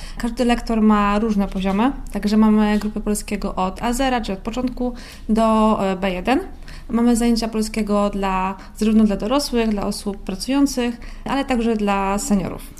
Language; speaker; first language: Polish; native; Polish